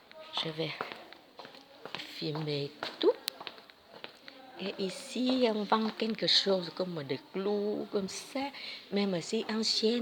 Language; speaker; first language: French; non-native, learner; Vietnamese